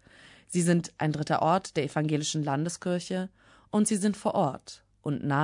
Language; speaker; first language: German; native; German